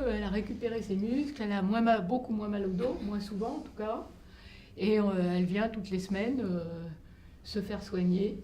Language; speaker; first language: French; native; French